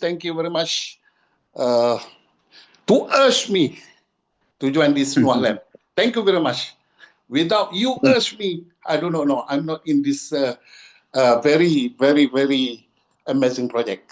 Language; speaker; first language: English; non-native, fluent; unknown